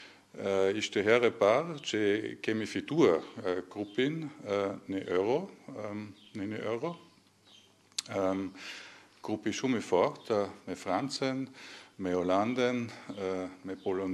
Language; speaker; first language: Albanian; non-native, learner; German